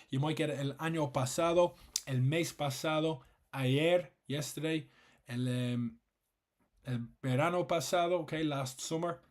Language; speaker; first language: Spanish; non-native, fluent; English